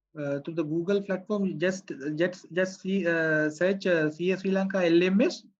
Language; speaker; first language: English; non-native, local second language; Sinhala